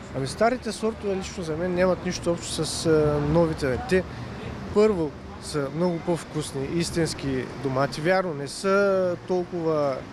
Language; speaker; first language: Bulgarian; native; Bulgarian